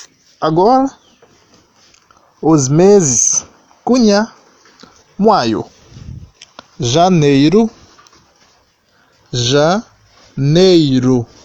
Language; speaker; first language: Portuguese; non-native, fluent; Haitian Creole